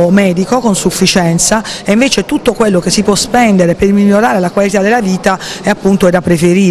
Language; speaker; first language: Italian; native; Italian